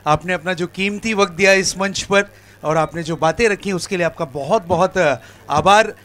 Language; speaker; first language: Hindi; non-native, local second language; Marathi